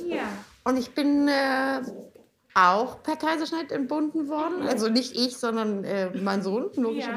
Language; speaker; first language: German; native; German